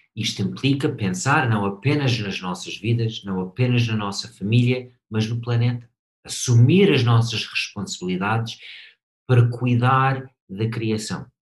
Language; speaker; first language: Portuguese; non-native, fluent; English